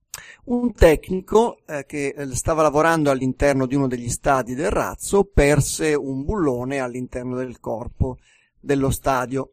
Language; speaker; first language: Italian; native; Italian